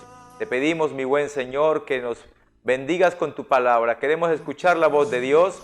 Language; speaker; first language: Spanish; native; Spanish